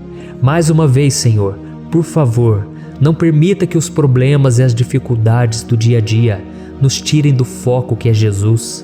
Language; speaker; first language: Portuguese; native; Portuguese